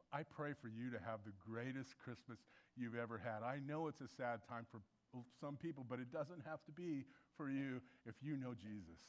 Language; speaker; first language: English; native; English